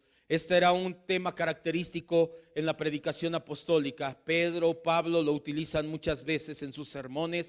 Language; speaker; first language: Spanish; native; Spanish